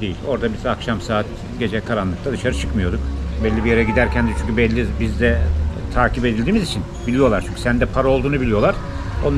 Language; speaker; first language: Turkish; native; Turkish